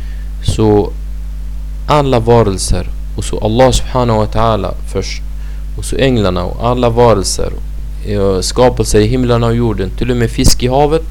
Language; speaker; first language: Swedish; non-native, fluent; Arabic